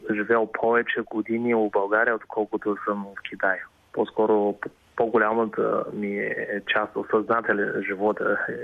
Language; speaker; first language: Bulgarian; non-native, fluent; Chinese